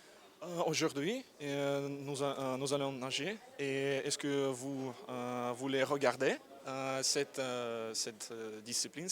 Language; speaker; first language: French; non-native, learner; Russian